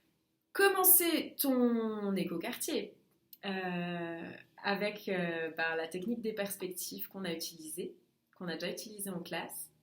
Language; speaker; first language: French; native; French